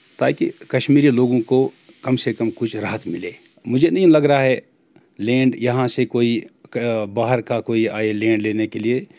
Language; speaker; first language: Hindi; non-native, local second language; Kashmiri